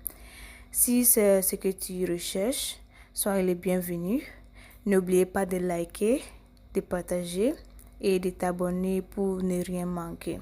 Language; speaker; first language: French; non-native, learner; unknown